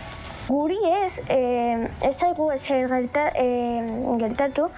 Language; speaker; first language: Basque; non-native, local second language; Spanish